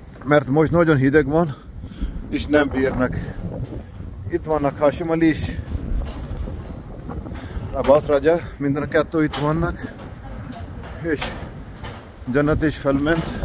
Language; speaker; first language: Hungarian; non-native, learner; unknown